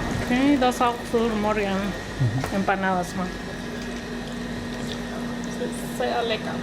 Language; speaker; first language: German; non-native, learner; Spanish